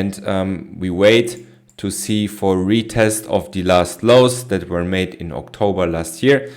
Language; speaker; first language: English; non-native, fluent; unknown